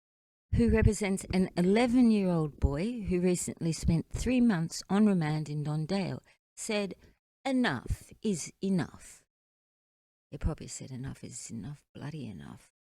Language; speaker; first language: English; native; English